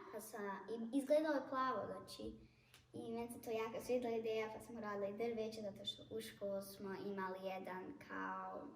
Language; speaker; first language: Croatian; early bilingual, heritage; Bosnian